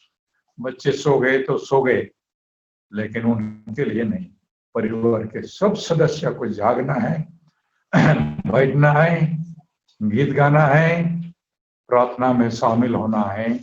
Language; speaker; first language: Hindi; native; Hindi